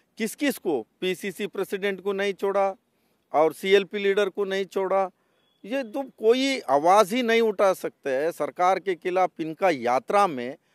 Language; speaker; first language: Hindi; non-native, local second language; Kannada